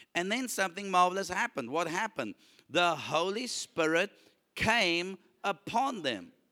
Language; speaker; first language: English; non-native, local second language; Afrikaans